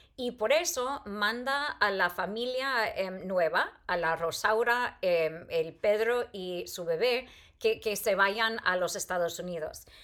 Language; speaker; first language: Spanish; non-native, fluent; English